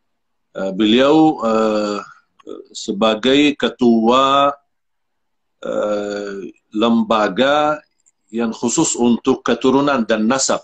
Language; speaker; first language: Indonesian; non-native, fluent; Arabic